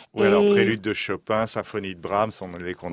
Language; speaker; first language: French; native; French